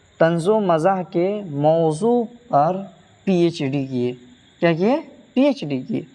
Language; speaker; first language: Urdu; native; Urdu